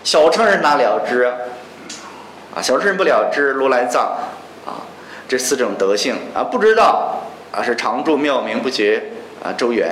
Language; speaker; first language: Chinese; native; Chinese